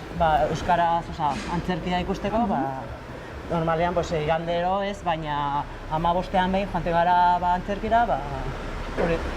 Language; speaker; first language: Basque; non-native, local second language; Spanish